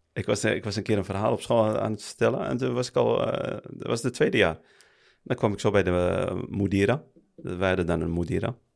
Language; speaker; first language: Dutch; early bilingual, other home language; Arabic